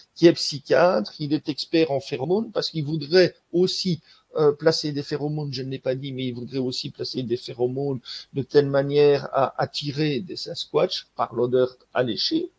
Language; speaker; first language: French; native; French